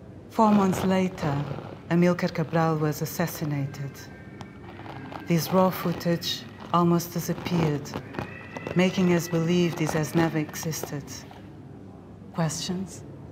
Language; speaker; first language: English; non-native, fluent; Portuguese